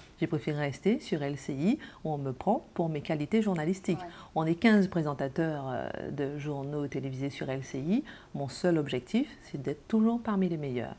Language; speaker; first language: French; non-native, local second language; Guadeloupean Creole French